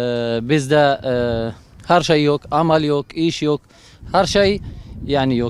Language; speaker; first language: Turkish; non-native, learner; Arabic